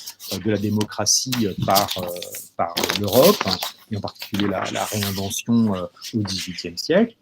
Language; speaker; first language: French; native; French